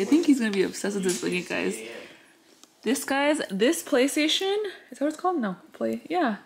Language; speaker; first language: English; early bilingual, other home language; Spanish